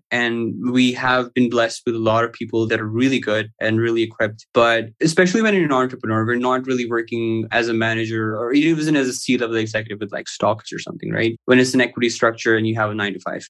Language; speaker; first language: English; non-native, local second language; Urdu